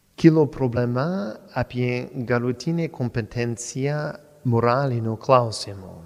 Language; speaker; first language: Lithuanian; non-native, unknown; English